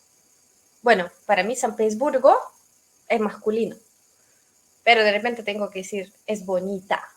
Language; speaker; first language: Spanish; non-native, fluent; Russian